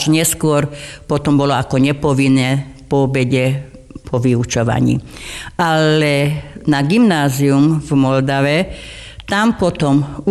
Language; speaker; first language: Slovak; non-native, local second language; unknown